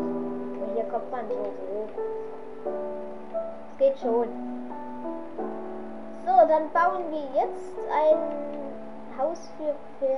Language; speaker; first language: German; native; German